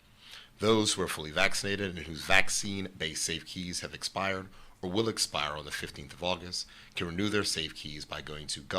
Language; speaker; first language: English; native; English